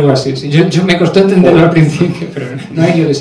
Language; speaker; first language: Spanish; native; Spanish